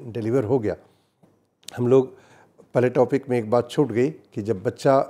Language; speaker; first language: Hindi; native; Hindi